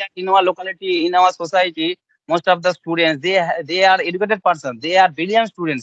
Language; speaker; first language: English; non-native, learner; Bangla